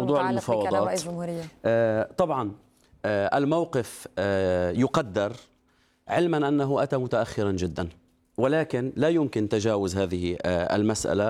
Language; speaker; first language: Arabic; native; Arabic